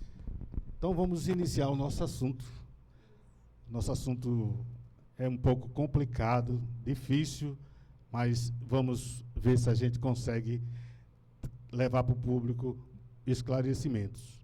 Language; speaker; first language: Portuguese; native; Portuguese